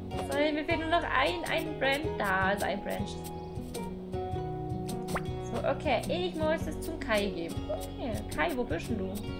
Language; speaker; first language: German; native; German